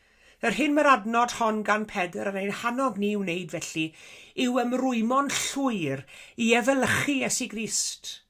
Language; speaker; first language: Welsh; native; Welsh